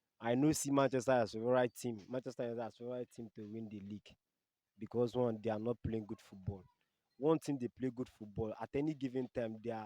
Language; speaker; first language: Nigerian Pidgin; native; Nigerian Pidgin